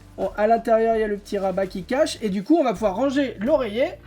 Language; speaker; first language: French; native; French